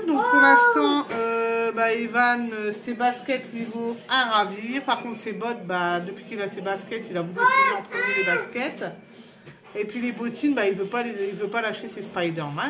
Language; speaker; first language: French; native; French